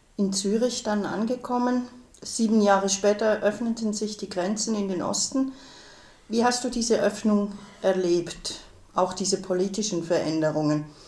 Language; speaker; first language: German; native; German